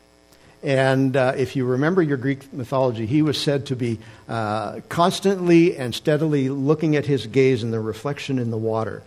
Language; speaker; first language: English; native; English